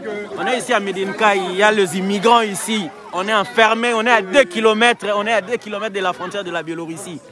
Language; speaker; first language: French; non-native, local second language; Lingala